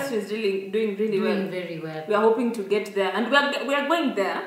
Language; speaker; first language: English; non-native, local second language; Swahili